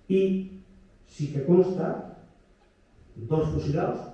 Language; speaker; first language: Spanish; native; Spanish